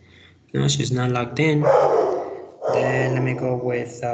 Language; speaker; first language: English; non-native, fluent; Spanish